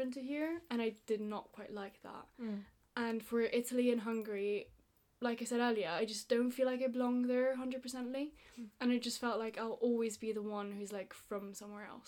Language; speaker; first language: English; non-native, fluent; Italian